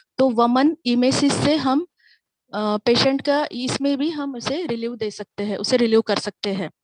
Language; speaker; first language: Hindi; non-native, local second language; Marathi